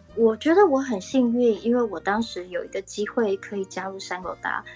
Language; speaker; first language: Chinese; non-native, local second language; Hakka Chinese